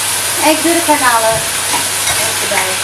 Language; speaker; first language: Dutch; non-native, fluent; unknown